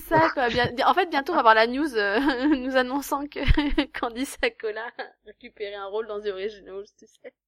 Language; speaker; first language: French; native; French